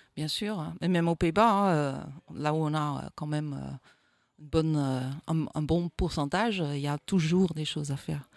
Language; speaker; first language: French; non-native, fluent; Dutch